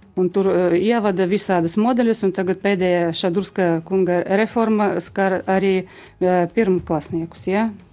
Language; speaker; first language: Latvian; non-native, local second language; Russian